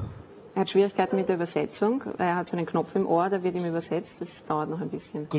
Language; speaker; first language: German; native; German